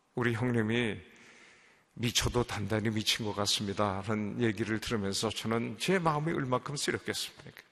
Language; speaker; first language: Korean; native; Korean